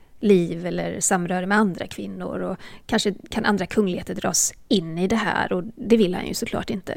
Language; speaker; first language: Swedish; native; Swedish